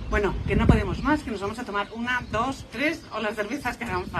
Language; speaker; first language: Spanish; native; Spanish